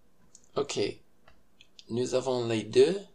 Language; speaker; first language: French; non-native, fluent; English